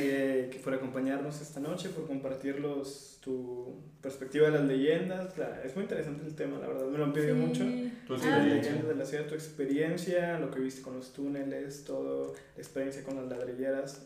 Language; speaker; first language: Spanish; native; Spanish